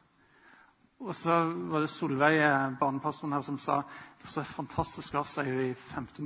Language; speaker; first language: Norwegian; native; Norwegian